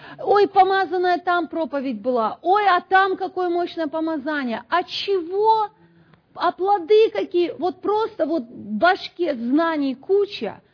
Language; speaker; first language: Russian; native; Russian